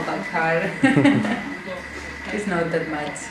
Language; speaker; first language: English; non-native, fluent; Spanish